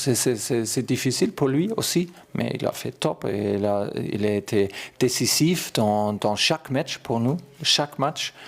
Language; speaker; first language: French; non-native, learner; German